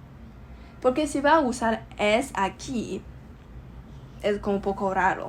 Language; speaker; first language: Spanish; non-native, learner; Chinese